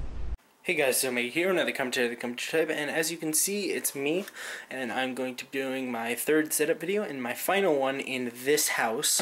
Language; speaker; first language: English; native; English